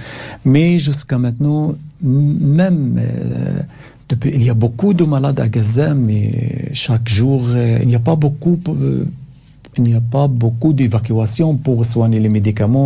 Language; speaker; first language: French; non-native, learner; Arabic